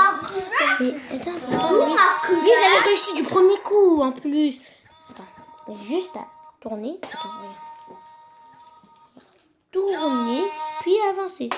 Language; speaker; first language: French; native; French